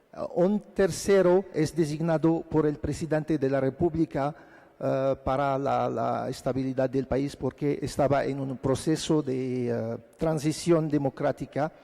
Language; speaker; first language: Spanish; non-native, fluent; Arabic